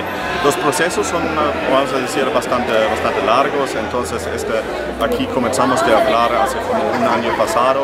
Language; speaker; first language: Spanish; non-native, fluent; German